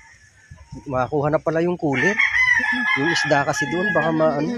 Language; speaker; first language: Filipino; native; Filipino